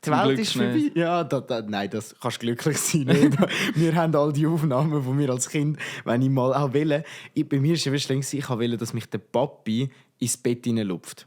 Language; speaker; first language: German; native; German